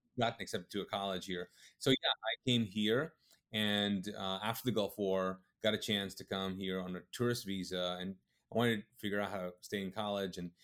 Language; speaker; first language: English; early bilingual, other home language; Urdu